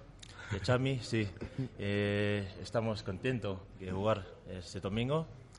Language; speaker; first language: Spanish; non-native, learner; Tongan